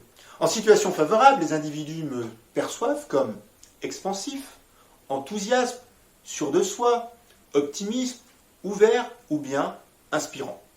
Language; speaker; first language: French; native; French